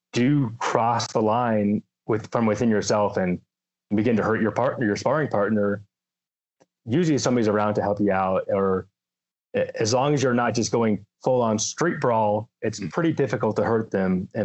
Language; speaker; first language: English; native; English